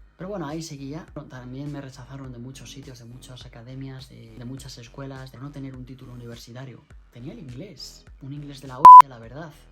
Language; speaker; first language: Spanish; native; Spanish